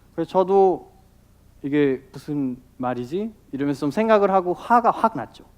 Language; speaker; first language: Korean; non-native, fluent; Nepali